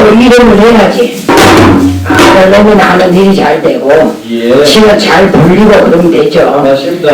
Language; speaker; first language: Korean; native; Korean